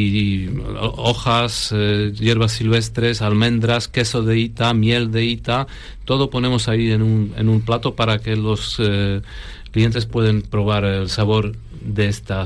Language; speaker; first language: Spanish; non-native, fluent; Polish